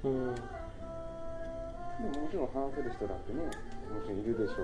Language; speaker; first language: Japanese; native; Japanese